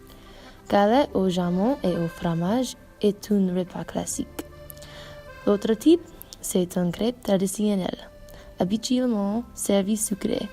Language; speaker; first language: French; non-native, learner; English